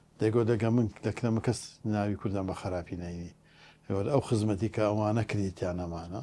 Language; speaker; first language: Central Kurdish; non-native, local second language; Turkish